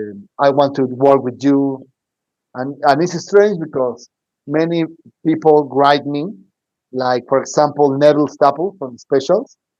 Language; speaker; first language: English; non-native, learner; Spanish